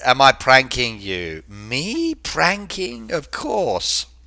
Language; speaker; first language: English; native; English